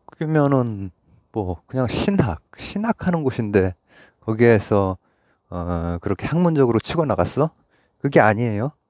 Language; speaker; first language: Korean; native; Korean